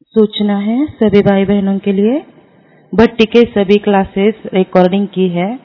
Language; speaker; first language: Hindi; non-native, local second language; Marathi